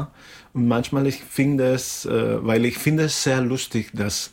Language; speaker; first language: German; non-native, fluent; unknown